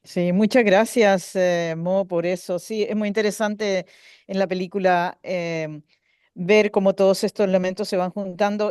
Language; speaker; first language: Spanish; native; Spanish